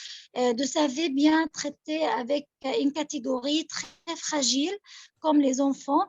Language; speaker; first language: French; non-native, local second language; Arabic